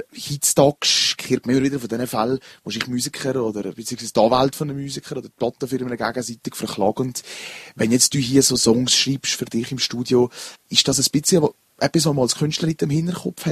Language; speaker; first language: German; native; German